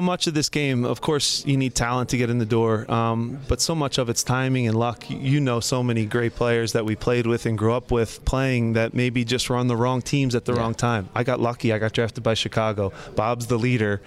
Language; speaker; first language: English; native; English